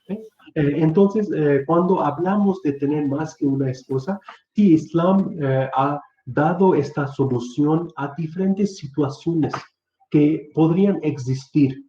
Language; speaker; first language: Spanish; non-native, fluent; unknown